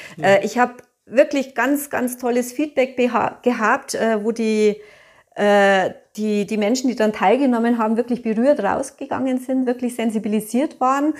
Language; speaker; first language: German; native; German